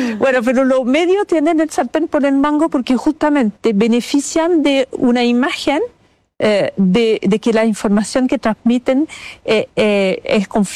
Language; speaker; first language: Spanish; non-native, fluent; French